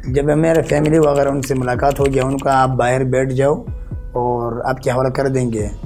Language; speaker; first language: Urdu; non-native, local second language; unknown